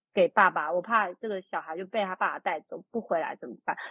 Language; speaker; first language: Chinese; native; Chinese